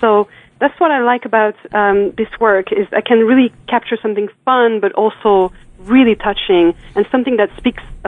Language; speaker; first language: English; non-native, fluent; French